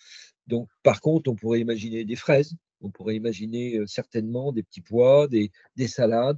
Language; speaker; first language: French; native; French